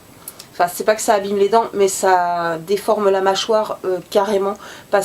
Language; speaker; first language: French; native; French